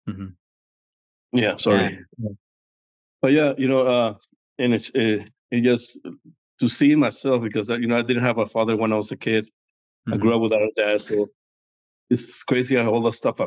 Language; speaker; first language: English; non-native, fluent; Spanish